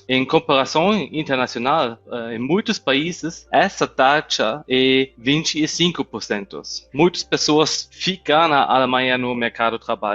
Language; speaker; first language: Portuguese; non-native, fluent; German